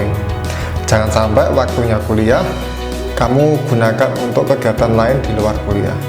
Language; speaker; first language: Indonesian; native; Indonesian